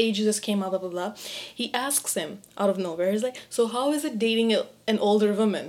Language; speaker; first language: English; non-native, local second language; Urdu